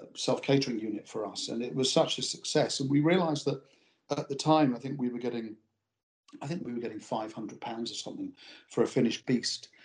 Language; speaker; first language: English; native; English